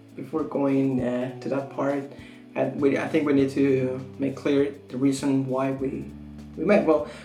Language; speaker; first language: English; non-native, fluent; Spanish